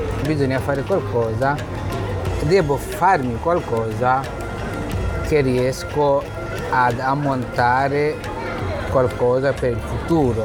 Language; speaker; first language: Italian; non-native, fluent; Bangla